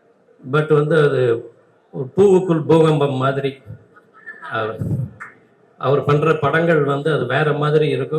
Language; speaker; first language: Tamil; native; Tamil